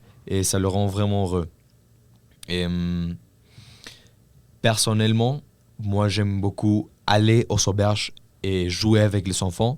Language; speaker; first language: French; non-native, fluent; Spanish